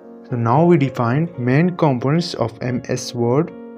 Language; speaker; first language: English; non-native, local second language; Urdu